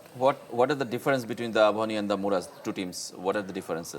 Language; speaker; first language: English; non-native, learner; Bangla